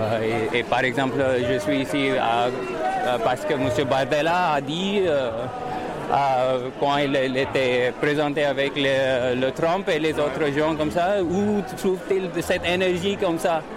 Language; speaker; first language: French; non-native, fluent; English